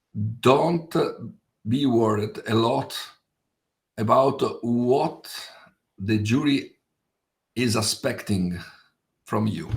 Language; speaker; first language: English; non-native, fluent; Italian